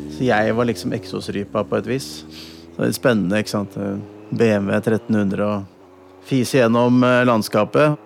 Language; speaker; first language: Norwegian; native; Norwegian